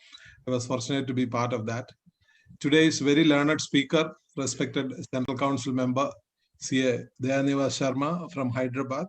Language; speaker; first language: English; non-native, local second language; Malayalam